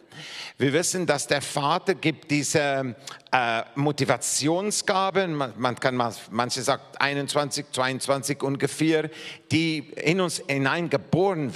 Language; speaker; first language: German; non-native, fluent; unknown